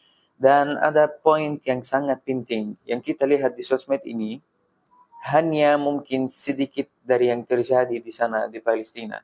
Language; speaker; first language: Indonesian; non-native, fluent; Arabic